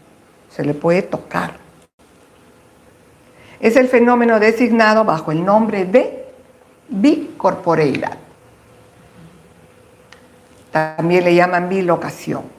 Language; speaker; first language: Spanish; native; Spanish